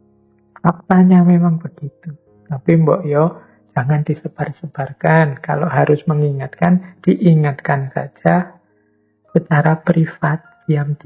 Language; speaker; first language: Indonesian; native; Indonesian